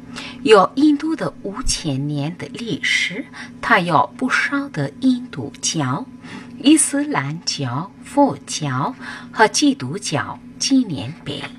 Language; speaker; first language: Chinese; non-native, local second language; Urdu